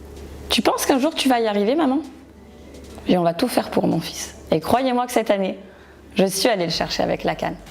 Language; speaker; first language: French; native; French